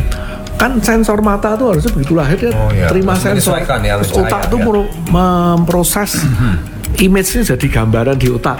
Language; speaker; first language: Indonesian; native; Indonesian